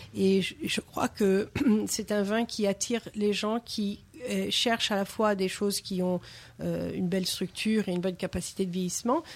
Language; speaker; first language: French; non-native, fluent; English